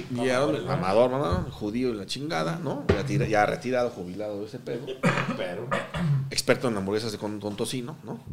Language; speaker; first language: Spanish; native; Spanish